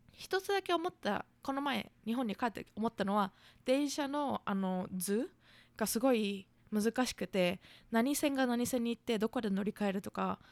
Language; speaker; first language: Japanese; native; Japanese